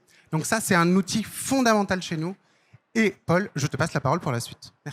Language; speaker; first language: French; native; French